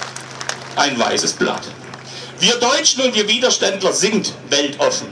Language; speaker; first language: German; native; German